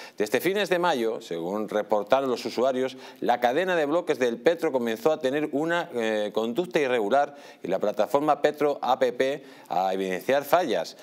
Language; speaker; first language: Spanish; native; Spanish